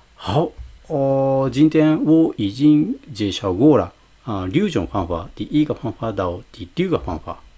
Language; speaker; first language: Chinese; non-native, fluent; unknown